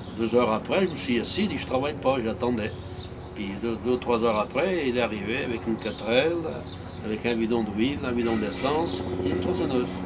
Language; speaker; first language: French; non-native, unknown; Portuguese